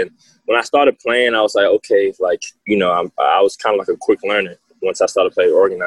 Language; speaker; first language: English; native; English